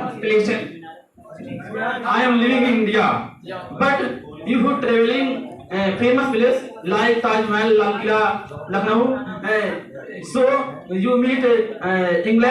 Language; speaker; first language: English; non-native, learner; Urdu